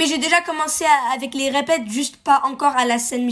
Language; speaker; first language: French; early bilingual, heritage; French